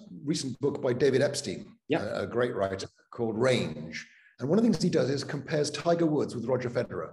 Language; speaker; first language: English; non-native, local second language; Welsh